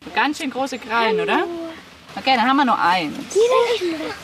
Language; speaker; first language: German; native; German